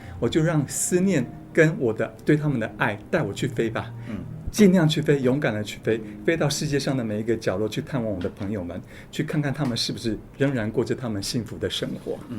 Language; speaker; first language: Chinese; native; Chinese